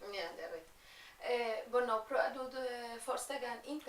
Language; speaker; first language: Danish; non-native, learner; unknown